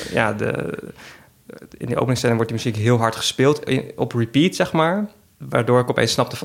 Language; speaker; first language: Dutch; native; Dutch